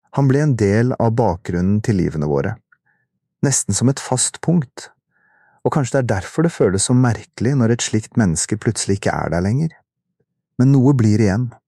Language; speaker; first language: Norwegian; early bilingual, other home language; Urdu